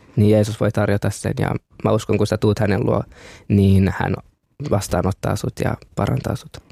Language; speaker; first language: Finnish; early bilingual, other home language; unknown